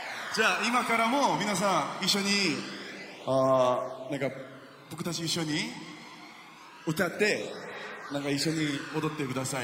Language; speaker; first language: Japanese; non-native, fluent; Korean